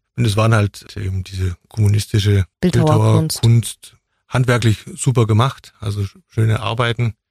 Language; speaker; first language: German; native; German